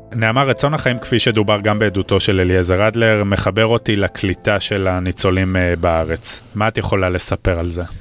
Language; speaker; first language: Hebrew; native; Hebrew